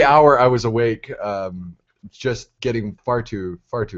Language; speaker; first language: English; native; English